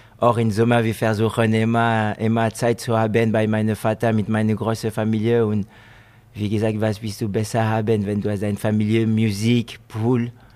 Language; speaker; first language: German; non-native, fluent; French